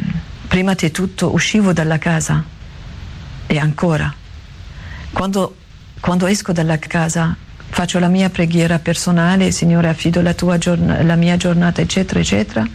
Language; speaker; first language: Italian; non-native, learner; Arabic